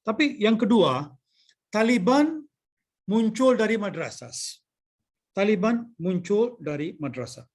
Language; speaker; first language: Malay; non-native, local second language; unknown